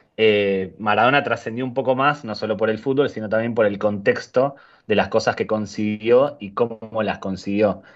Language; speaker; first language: Spanish; native; Spanish